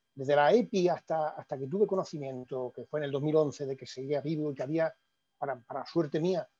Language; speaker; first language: Spanish; native; Spanish